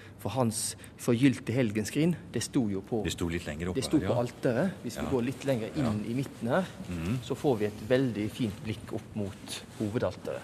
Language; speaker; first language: Norwegian; native; Norwegian